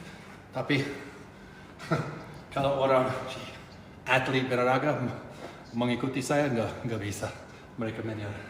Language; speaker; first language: Indonesian; non-native, fluent; English